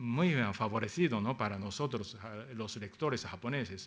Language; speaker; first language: Spanish; non-native, fluent; Japanese